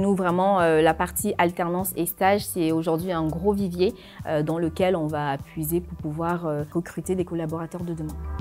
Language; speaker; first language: French; native; French